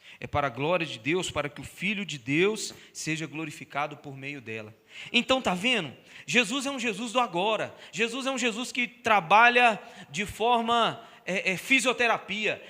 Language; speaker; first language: Portuguese; native; Portuguese